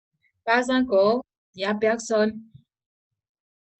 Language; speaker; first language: French; non-native, local second language; Haitian Creole